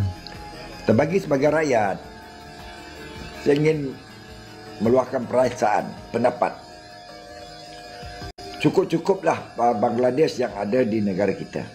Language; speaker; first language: Malay; native; Malay